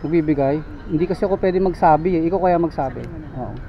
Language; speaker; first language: Filipino; native; Filipino